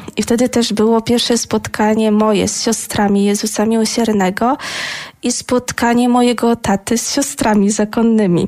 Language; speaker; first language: Polish; native; Polish